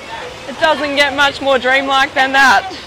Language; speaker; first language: English; native; English